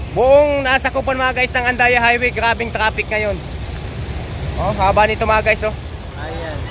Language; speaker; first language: Filipino; non-native, local second language; Bikol